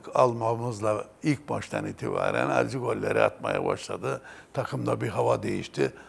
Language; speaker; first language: Turkish; native; Turkish